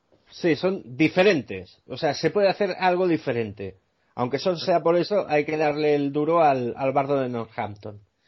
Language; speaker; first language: Spanish; native; Spanish